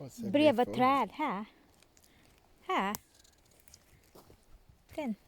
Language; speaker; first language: Swedish; non-native, learner; Thai